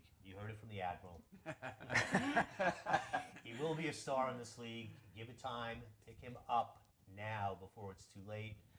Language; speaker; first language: English; native; English